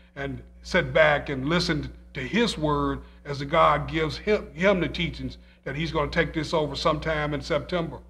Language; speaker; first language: English; native; English